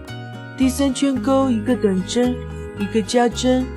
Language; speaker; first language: Chinese; native; Chinese